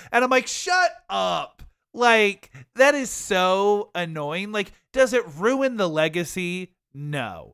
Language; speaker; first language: English; native; English